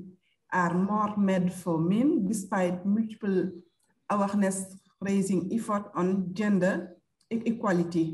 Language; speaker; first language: English; non-native, fluent; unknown